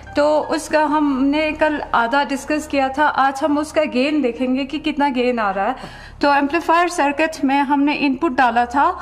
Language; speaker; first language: Hindi; non-native, local second language; Ladakhi